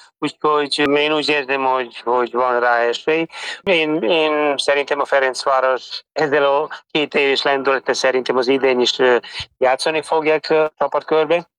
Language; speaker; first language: Hungarian; non-native, fluent; Serbian